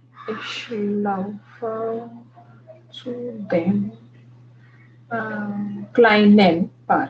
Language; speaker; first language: German; non-native, learner; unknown